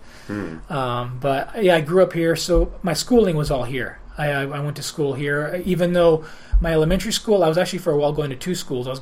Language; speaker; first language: English; early bilingual, other home language; Greek